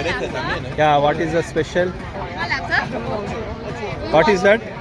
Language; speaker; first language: English; non-native, local second language; Kannada